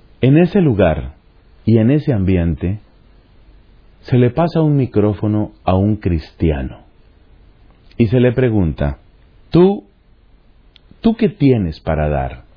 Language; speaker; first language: Spanish; native; Spanish